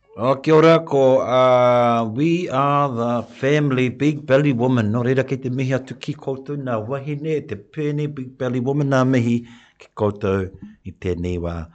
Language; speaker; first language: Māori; non-native, local second language; English